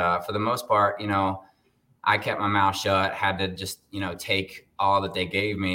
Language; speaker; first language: English; native; English